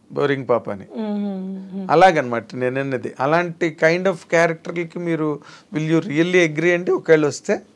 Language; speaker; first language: Telugu; native; Telugu